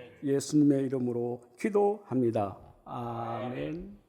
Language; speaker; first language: Korean; native; Korean